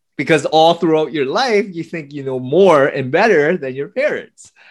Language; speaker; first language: English; early bilingual, other home language; Vietnamese